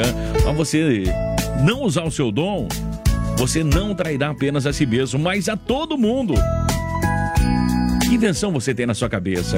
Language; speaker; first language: Portuguese; native; Portuguese